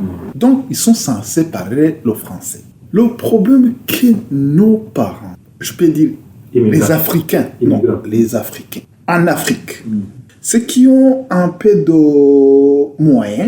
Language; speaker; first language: French; non-native, local second language; Rundi